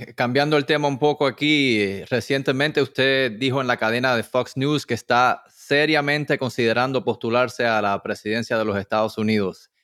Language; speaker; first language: Spanish; early bilingual, heritage; Spanish